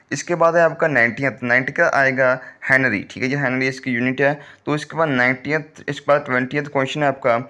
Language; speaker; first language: Hindi; non-native, local second language; Punjabi